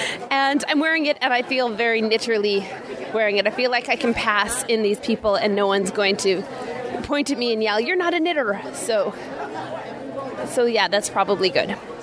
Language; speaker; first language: English; native; English